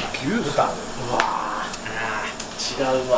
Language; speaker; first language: Japanese; native; Japanese